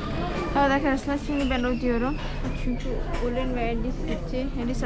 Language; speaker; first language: Turkish; non-native, learner; Indonesian